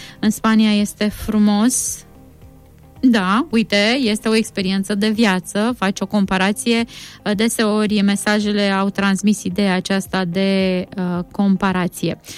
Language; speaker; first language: Romanian; native; Romanian